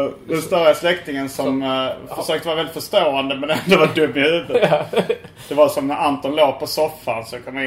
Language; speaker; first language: Swedish; native; Swedish